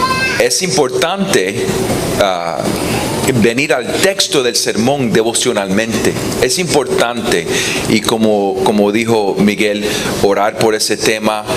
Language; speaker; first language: Spanish; non-native, fluent; English